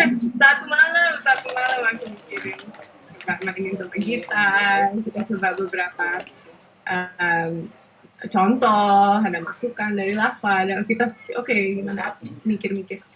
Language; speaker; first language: Indonesian; non-native, local second language; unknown